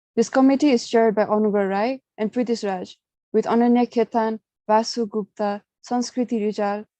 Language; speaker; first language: English; non-native, local second language; Nepali